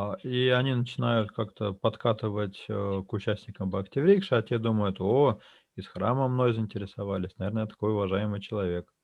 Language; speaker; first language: Russian; native; Russian